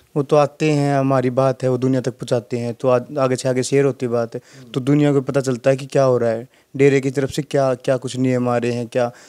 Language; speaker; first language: Hindi; native; Hindi